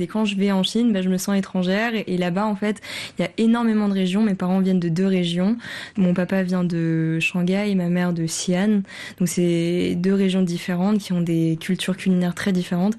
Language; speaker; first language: French; early bilingual, other home language; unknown